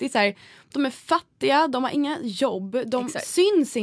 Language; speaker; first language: Swedish; native; Swedish